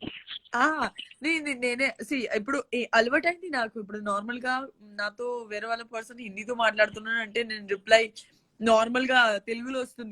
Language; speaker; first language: Telugu; non-native, learner; Gujarati